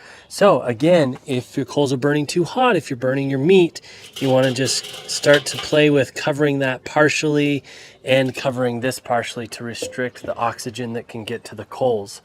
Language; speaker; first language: English; native; English